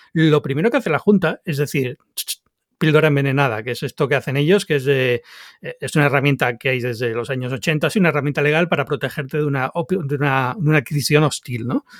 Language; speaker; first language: Spanish; native; Spanish